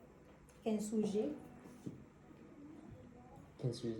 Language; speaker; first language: French; non-native, learner; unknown